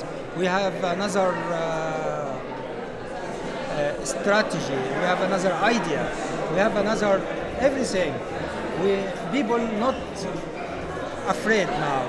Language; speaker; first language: English; non-native, learner; Arabic